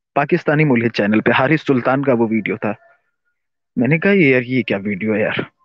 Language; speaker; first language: Hindi; non-native, local second language; Urdu